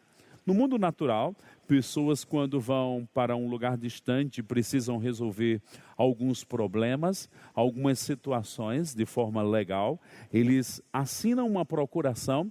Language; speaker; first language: Portuguese; native; Portuguese